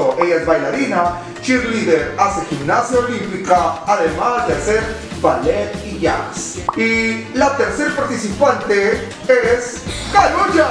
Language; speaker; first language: Spanish; native; Spanish